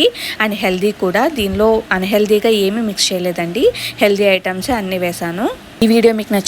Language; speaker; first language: Telugu; native; Telugu